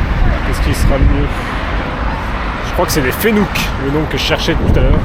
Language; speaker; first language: French; native; French